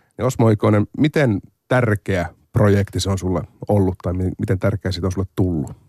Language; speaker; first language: Finnish; native; Finnish